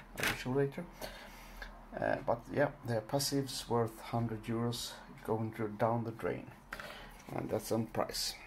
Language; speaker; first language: English; non-native, fluent; Swedish